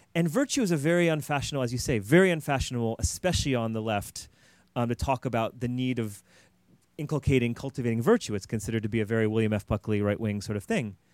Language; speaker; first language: English; native; English